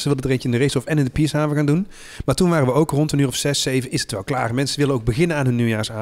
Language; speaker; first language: Dutch; native; Dutch